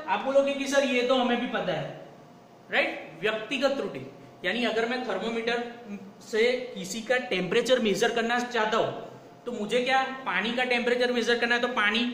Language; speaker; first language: Hindi; non-native, local second language; Gujarati